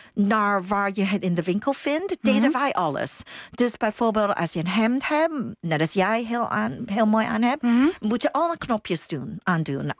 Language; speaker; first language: Dutch; non-native, fluent; Cantonese